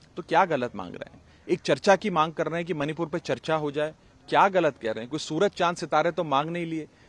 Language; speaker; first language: Hindi; native; Hindi